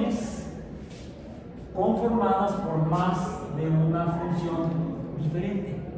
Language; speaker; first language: Spanish; native; Spanish